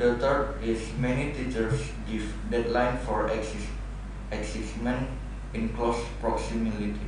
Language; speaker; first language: English; non-native, learner; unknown